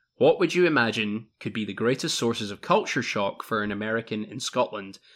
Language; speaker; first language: English; native; English